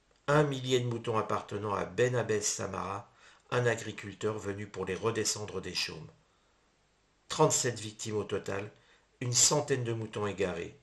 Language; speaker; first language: French; native; French